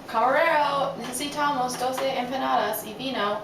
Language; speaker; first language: Spanish; non-native, learner; English